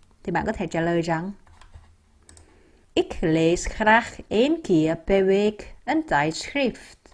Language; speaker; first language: Dutch; non-native, fluent; Vietnamese